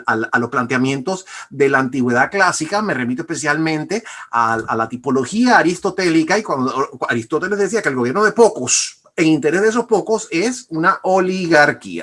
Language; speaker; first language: Spanish; native; Spanish